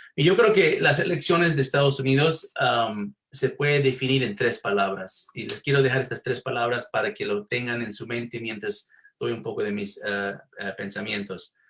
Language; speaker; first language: Spanish; early bilingual, heritage; Spanish